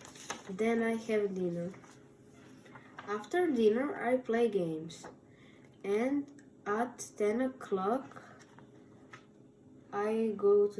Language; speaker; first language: English; non-native, learner; Croatian